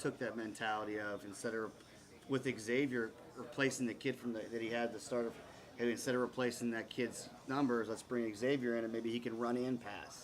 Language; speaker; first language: English; native; English